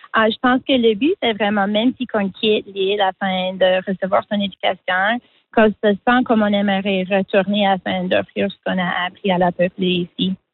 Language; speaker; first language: French; non-native, local second language; English